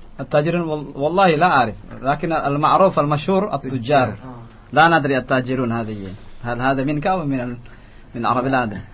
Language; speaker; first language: Arabic; non-native, fluent; Indonesian